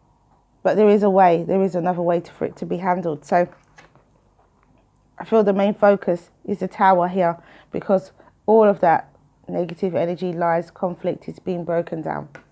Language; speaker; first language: English; native; English